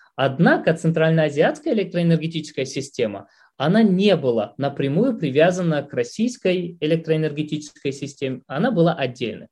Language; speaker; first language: Russian; non-native, local second language; Tajik